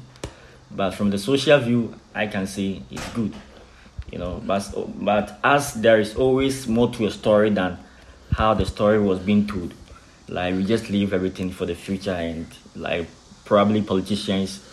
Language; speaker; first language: English; non-native, local second language; Akan